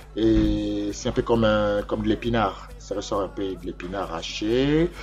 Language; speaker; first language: French; non-native, local second language; Lingala